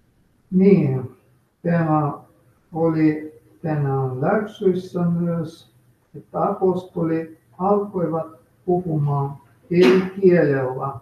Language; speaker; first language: Finnish; non-native, fluent; Russian